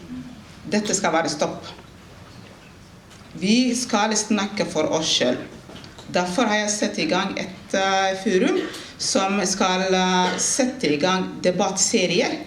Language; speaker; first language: Norwegian; non-native, fluent; Somali